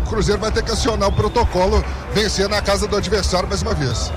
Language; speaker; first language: Portuguese; native; Portuguese